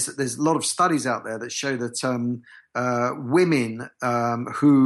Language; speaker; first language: English; native; English